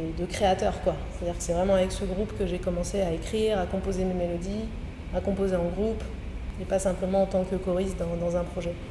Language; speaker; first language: French; non-native, local second language; Arabic